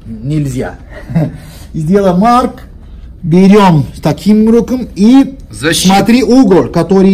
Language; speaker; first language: Russian; non-native, learner; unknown